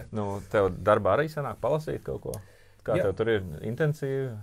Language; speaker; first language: Latvian; native; Latvian